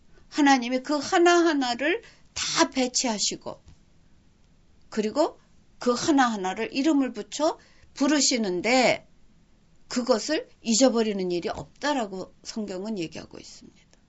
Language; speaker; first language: Korean; native; Korean